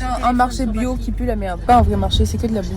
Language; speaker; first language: French; native; French